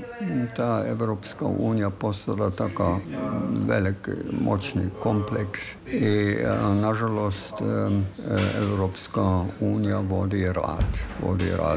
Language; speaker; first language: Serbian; non-native, fluent; German